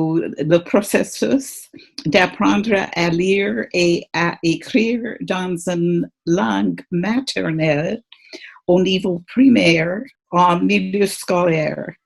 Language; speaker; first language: French; non-native, fluent; English